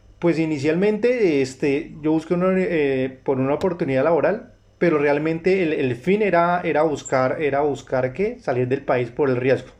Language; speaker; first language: Spanish; native; Spanish